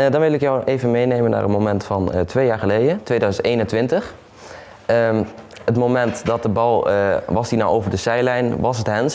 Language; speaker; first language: Dutch; native; Dutch